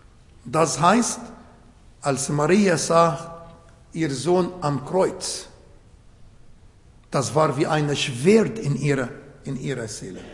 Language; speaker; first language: German; non-native, fluent; Arabic